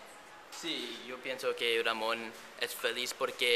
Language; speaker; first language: Spanish; non-native, learner; English